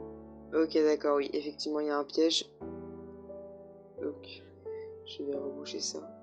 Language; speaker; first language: French; native; French